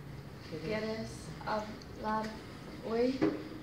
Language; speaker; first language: Spanish; non-native, learner; English